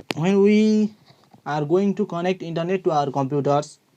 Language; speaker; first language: English; non-native, local second language; Nepali